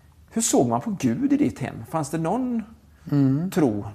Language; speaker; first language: Swedish; native; Swedish